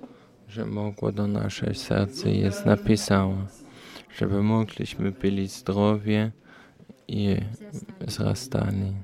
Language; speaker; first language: Polish; early bilingual, heritage; Polish